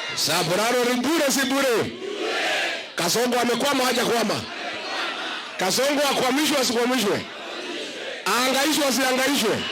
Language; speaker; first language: Swahili; non-native, local second language; Kikuyu